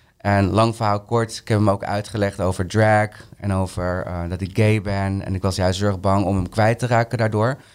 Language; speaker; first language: Dutch; early bilingual, other home language; Spanish